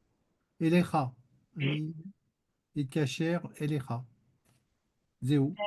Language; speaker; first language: Hebrew; non-native, learner; French